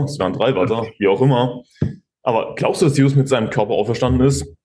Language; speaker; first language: German; native; German